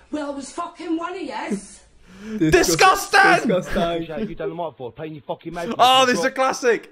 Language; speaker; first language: English; native; English